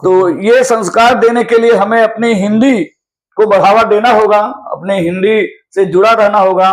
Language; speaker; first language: Hindi; native; Hindi